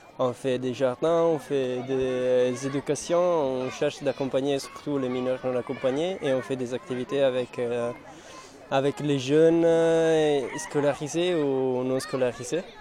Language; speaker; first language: French; non-native, fluent; Italian